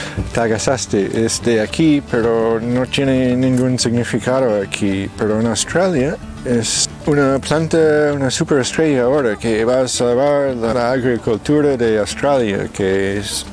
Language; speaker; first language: Spanish; non-native, fluent; English